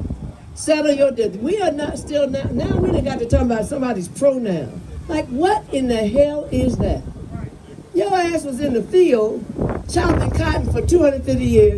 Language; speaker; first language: English; native; English